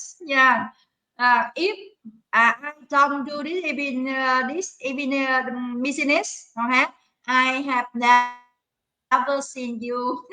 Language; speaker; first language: English; non-native, learner; Vietnamese